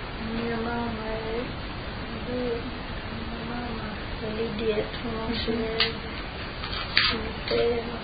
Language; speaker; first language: Italian; non-native, local second language; Slovenian